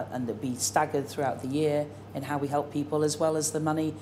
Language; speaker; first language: English; native; English